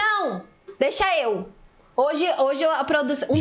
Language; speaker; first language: Portuguese; native; Portuguese